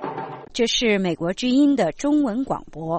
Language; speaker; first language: Chinese; native; Chinese